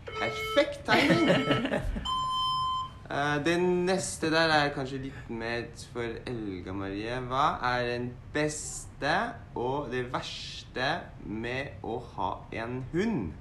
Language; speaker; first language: Norwegian; non-native, fluent; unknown